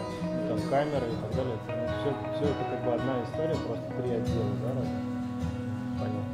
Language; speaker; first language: Russian; native; Russian